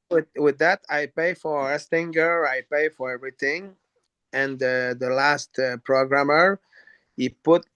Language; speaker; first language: English; non-native, learner; French